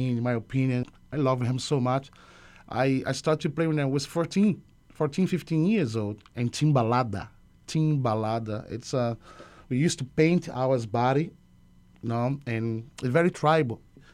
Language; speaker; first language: English; non-native, learner; Portuguese